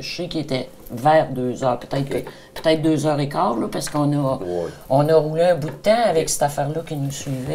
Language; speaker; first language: French; native; French